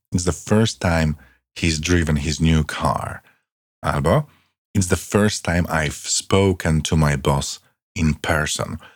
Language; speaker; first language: English; non-native, fluent; Polish